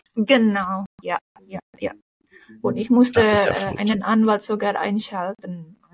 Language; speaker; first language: German; non-native, fluent; Indonesian